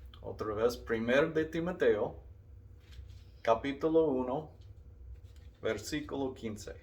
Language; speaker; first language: Spanish; non-native, learner; English